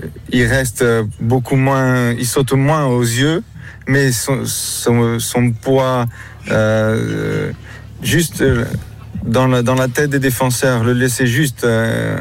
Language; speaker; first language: French; native; French